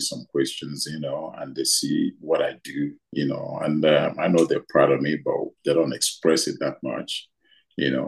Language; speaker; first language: English; non-native, local second language; Igbo